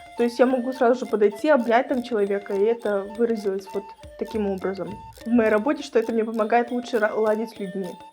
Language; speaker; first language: Russian; native; Russian